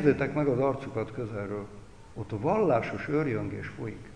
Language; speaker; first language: Hungarian; native; Hungarian